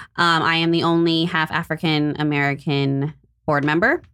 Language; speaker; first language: English; early bilingual, other home language; Filipino